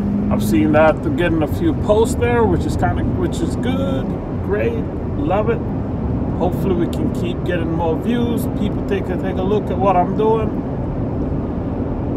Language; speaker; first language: English; native; English